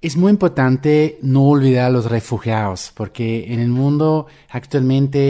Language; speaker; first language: Spanish; non-native, fluent; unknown